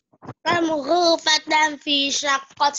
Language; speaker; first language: Arabic; non-native, learner; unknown